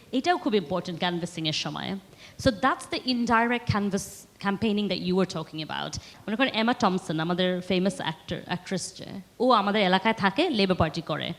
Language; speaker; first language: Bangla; early bilingual, heritage; Bangla